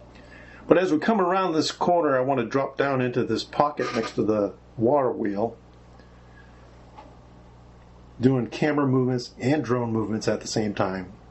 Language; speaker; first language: English; native; English